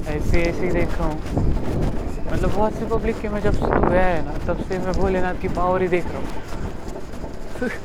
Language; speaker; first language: Hindi; non-native, local second language; Marathi